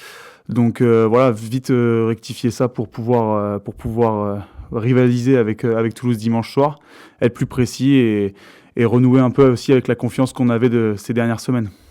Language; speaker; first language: French; native; French